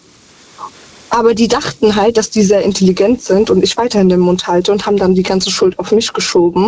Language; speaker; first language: German; native; German